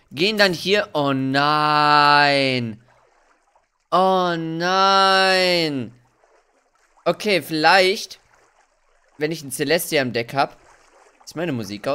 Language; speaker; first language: German; native; German